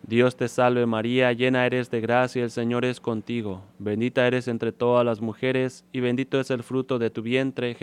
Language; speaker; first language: Spanish; native; Spanish